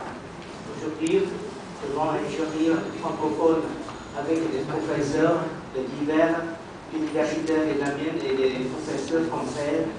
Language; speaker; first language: French; non-native, learner; Vietnamese